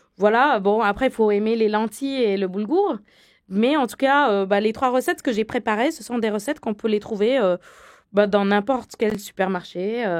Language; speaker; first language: French; non-native, fluent; Arabic